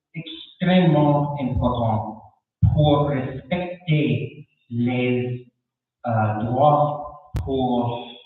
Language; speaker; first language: French; non-native, learner; English